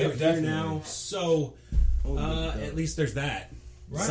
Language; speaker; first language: English; native; English